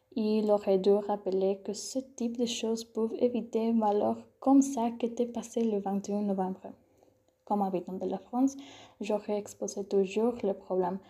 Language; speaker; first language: French; non-native, learner; Spanish